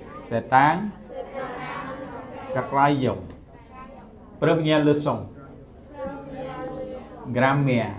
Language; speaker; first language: French; non-native, fluent; Khmer